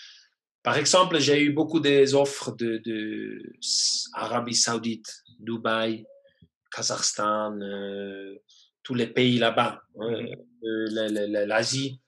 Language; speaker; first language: French; non-native, fluent; German